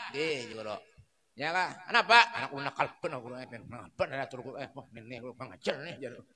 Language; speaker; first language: Indonesian; non-native, local second language; Banjar